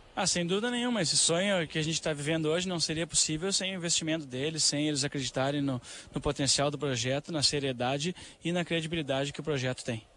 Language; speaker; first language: Portuguese; native; Portuguese